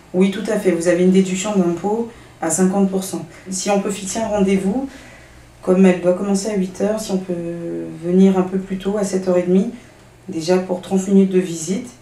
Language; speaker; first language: French; native; French